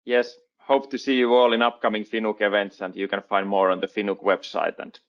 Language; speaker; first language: English; non-native, fluent; Finnish